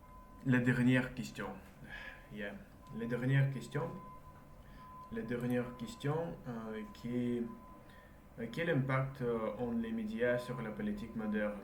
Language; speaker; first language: French; non-native, learner; Russian